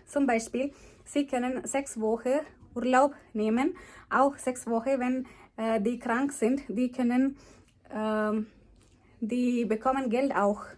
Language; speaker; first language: German; non-native, learner; Malayalam